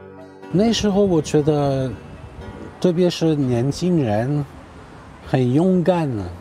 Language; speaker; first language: Chinese; non-native, fluent; French